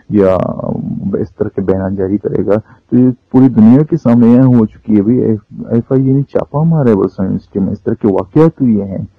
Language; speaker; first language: Urdu; non-native, local second language; Baluchi